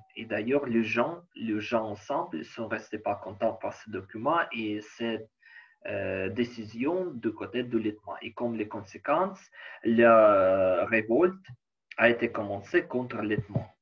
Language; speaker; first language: French; non-native, learner; Ukrainian